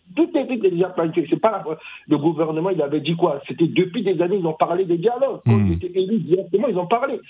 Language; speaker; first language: French; non-native, local second language; Sango